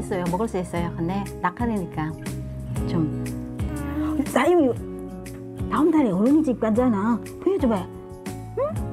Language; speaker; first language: Korean; non-native, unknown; Filipino